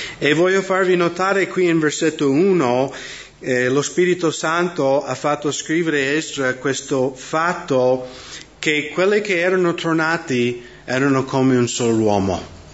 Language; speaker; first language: Italian; non-native, fluent; English